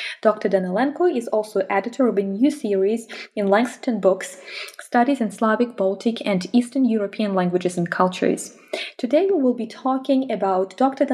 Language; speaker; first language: English; non-native, fluent; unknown